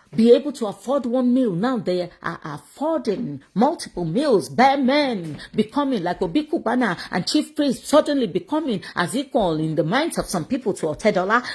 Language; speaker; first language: English; non-native, local second language; Yoruba